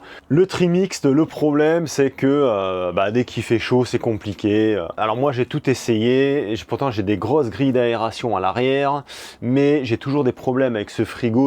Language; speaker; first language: French; native; French